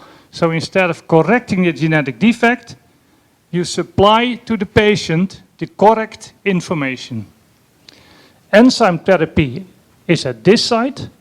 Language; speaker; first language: English; non-native, fluent; Dutch